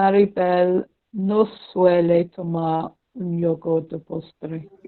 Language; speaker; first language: Spanish; non-native, learner; English